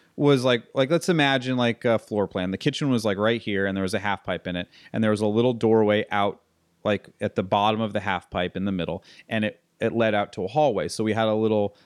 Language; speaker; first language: English; native; English